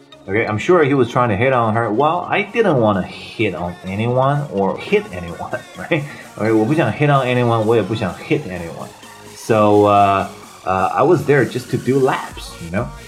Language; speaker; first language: English; non-native, fluent; Chinese